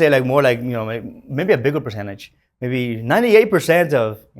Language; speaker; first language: English; native; English